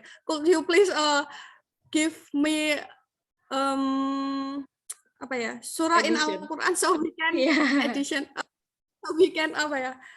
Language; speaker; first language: English; non-native, learner; Indonesian